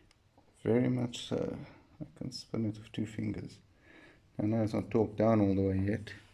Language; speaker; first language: English; native; English